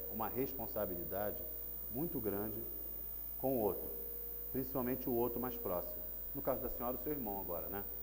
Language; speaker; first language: Portuguese; native; Portuguese